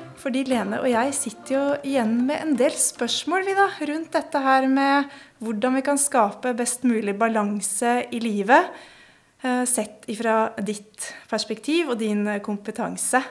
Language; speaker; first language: Norwegian; native; Norwegian